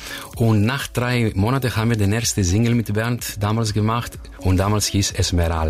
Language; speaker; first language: German; non-native, fluent; Greek